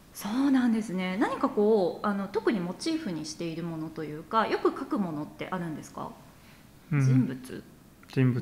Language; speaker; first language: Japanese; native; Japanese